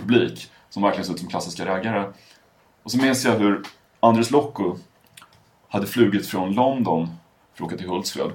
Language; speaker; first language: Swedish; native; Swedish